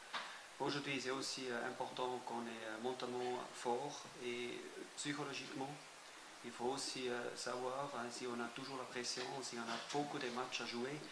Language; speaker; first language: French; non-native, fluent; German